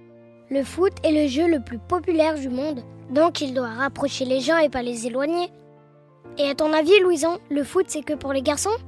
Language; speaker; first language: French; native; French